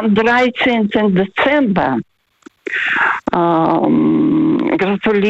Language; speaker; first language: German; non-native, fluent; Russian